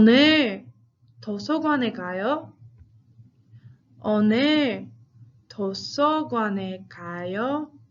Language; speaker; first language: Korean; non-native, fluent; English